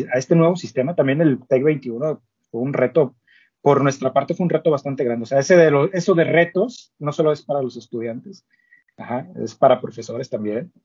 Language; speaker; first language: Spanish; native; Spanish